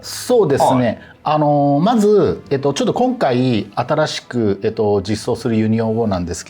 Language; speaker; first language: Japanese; native; Japanese